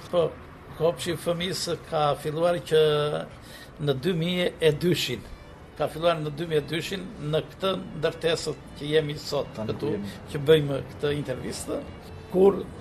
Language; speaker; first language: Albanian; native; Albanian